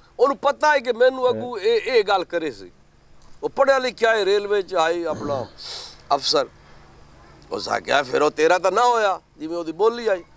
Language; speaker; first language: Punjabi; non-native, local second language; Saraiki